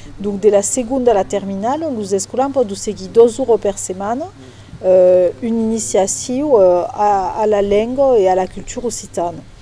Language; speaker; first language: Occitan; non-native, local second language; French